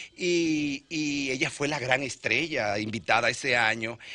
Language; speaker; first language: Spanish; native; Spanish